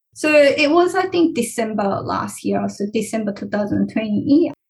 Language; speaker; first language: English; non-native, fluent; Korean